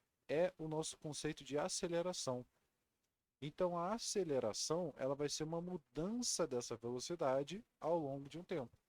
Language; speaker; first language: Portuguese; native; Portuguese